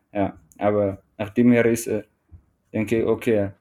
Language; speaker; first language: German; non-native, learner; Tigrinya